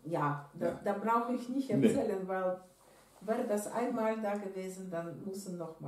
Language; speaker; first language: German; non-native, learner; Russian